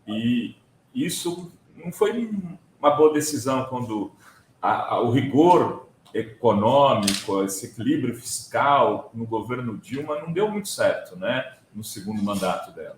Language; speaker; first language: Portuguese; native; Portuguese